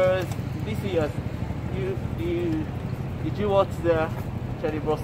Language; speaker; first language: English; non-native, learner; Japanese